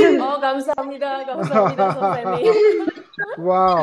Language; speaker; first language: Korean; non-native, learner; Indonesian